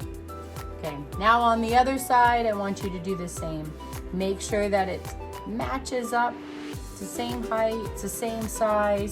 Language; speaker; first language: English; native; English